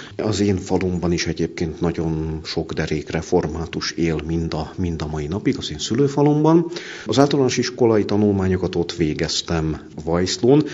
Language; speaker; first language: Hungarian; native; Hungarian